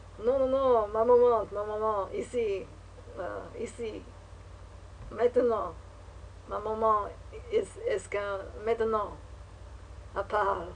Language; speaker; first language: French; non-native, learner; English